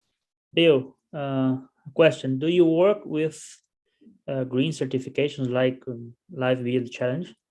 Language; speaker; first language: English; non-native, learner; Portuguese